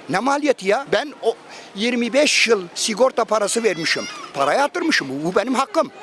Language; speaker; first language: Turkish; native; Turkish